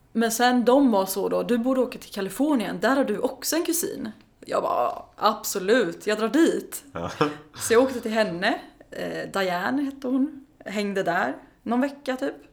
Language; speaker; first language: Swedish; native; Swedish